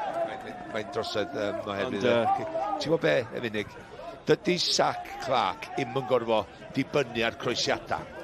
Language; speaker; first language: Welsh; native; Welsh